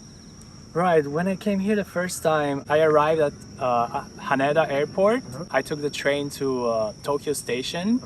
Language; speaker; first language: English; non-native, fluent; Italian